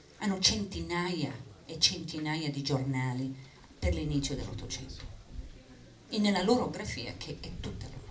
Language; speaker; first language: Italian; non-native, fluent; English